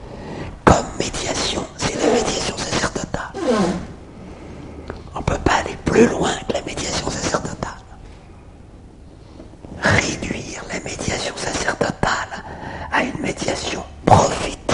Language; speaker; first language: French; native; French